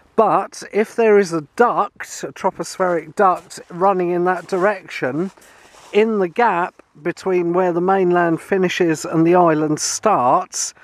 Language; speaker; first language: English; native; English